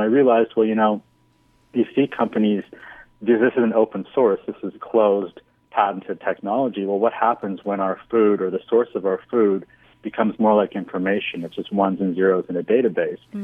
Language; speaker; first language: English; native; English